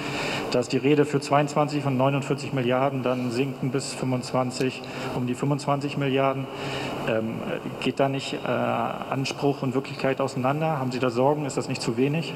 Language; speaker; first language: German; native; German